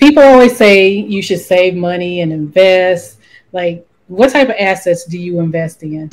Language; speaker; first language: English; native; English